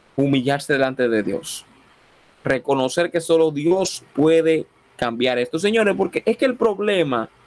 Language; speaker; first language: Spanish; native; Spanish